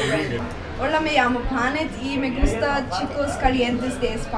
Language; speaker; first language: Spanish; non-native, learner; German